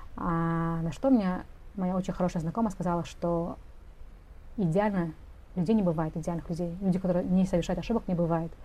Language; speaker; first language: Russian; non-native, local second language; Kazakh